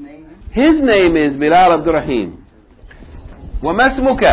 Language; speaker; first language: Arabic; non-native, fluent; English